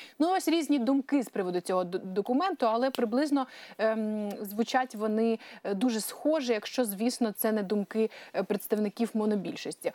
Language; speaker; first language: Ukrainian; native; Ukrainian